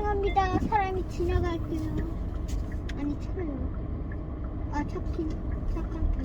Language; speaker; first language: Korean; early bilingual, other home language; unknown